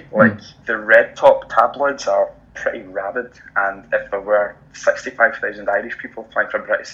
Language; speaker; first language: English; native; English